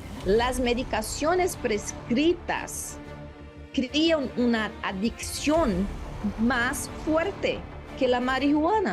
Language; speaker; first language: Spanish; non-native, learner; Portuguese